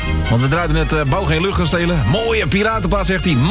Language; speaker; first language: Dutch; native; Dutch